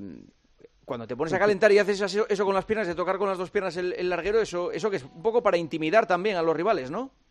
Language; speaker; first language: Spanish; native; Spanish